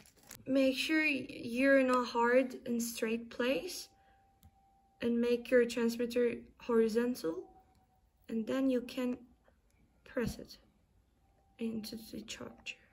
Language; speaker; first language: English; non-native, fluent; Turkish